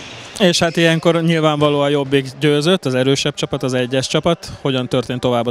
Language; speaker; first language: Hungarian; native; Hungarian